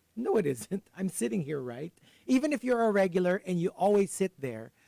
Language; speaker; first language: English; non-native, local second language; Filipino